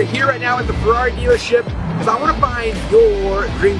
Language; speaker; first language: English; native; English